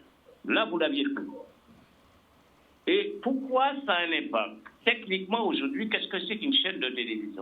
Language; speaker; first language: French; native; French